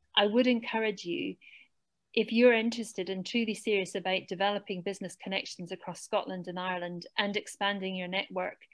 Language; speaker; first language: English; native; English